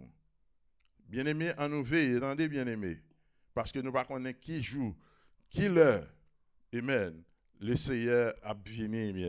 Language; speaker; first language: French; non-native, local second language; Haitian Creole